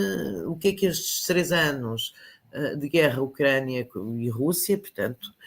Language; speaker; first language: Portuguese; native; Portuguese